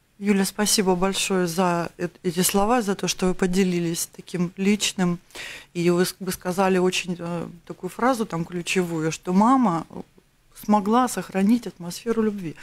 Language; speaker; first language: Russian; native; Russian